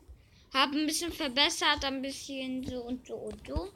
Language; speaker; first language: German; early bilingual, other home language; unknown